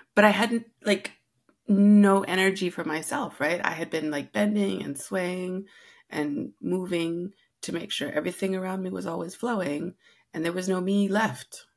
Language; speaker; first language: English; native; English